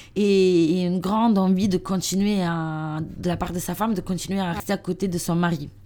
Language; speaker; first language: French; non-native, learner; Italian